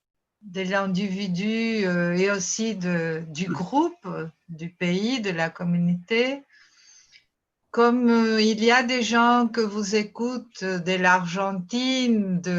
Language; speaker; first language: French; non-native, fluent; Portuguese